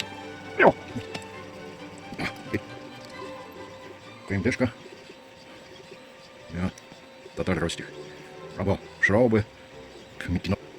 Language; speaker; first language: German; non-native, learner; Russian